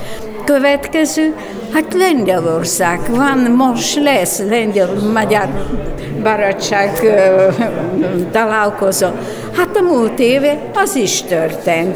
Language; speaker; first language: Hungarian; non-native, fluent; Bulgarian